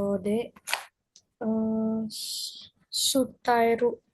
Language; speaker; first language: Japanese; non-native, learner; Indonesian